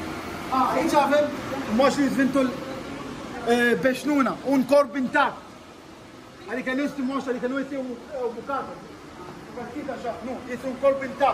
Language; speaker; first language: Romanian; non-native, learner; Arabic